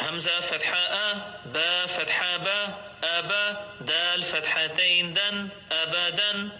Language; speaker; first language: Arabic; non-native, fluent; Oromo